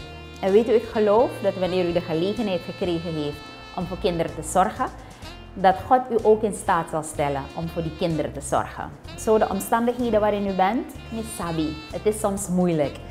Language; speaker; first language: Dutch; native; Dutch